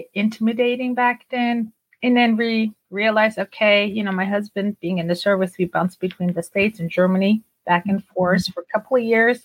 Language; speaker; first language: English; non-native, fluent; Turkish